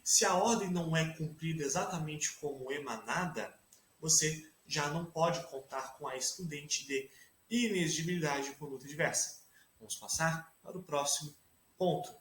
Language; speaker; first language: Portuguese; native; Portuguese